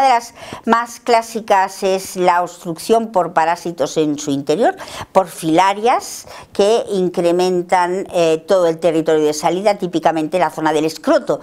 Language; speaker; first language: Spanish; native; Spanish